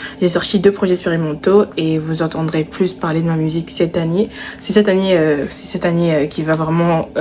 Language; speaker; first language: French; non-native, local second language; Lingala